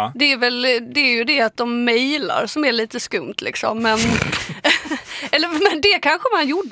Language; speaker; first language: Swedish; native; Swedish